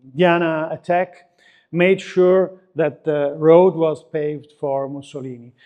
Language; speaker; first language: English; non-native, fluent; Italian